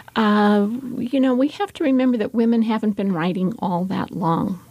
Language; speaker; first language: English; native; English